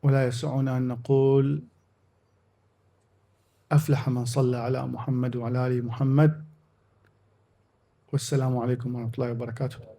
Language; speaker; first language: Arabic; native; Arabic